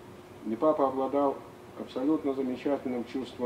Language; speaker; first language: Russian; native; Russian